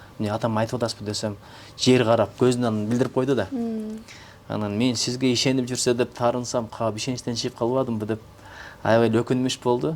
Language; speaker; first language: Kyrgyz; native; Kyrgyz